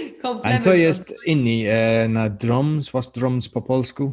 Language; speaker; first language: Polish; non-native, learner; English